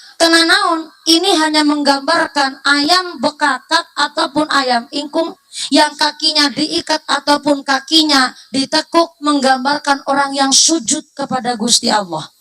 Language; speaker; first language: Indonesian; non-native, local second language; Javanese